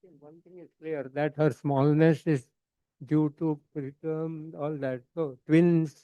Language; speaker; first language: English; non-native, local second language; Marathi